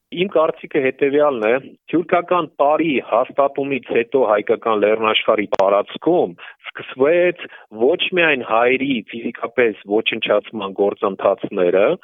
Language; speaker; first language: Armenian; native; Armenian